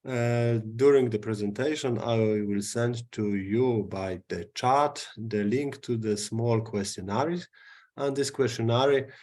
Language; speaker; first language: English; non-native, fluent; Polish